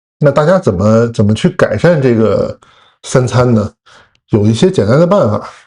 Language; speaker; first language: Chinese; native; Chinese